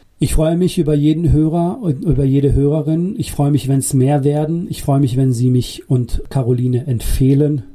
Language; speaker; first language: German; early bilingual, other home language; Bosnian